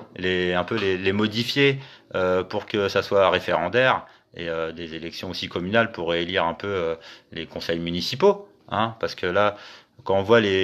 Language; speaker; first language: French; native; French